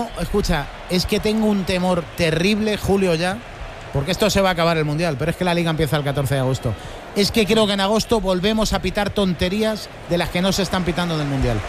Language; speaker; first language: Spanish; native; Spanish